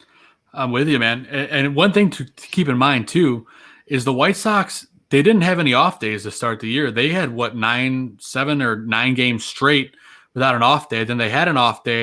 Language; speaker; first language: English; native; English